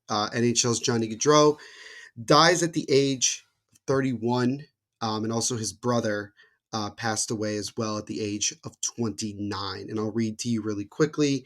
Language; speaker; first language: English; native; English